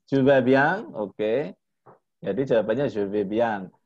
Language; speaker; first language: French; non-native, fluent; Indonesian